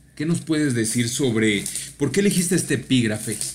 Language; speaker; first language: Spanish; native; Spanish